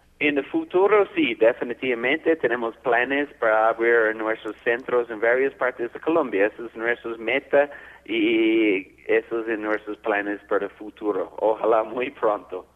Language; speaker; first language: Spanish; non-native, fluent; English